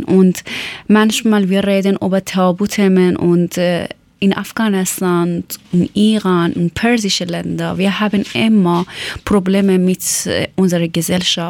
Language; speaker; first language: German; non-native, learner; Persian